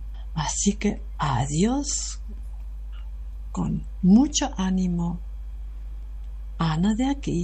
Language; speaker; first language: Spanish; non-native, fluent; German